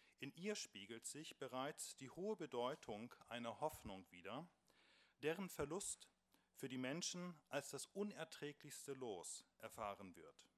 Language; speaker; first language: German; native; German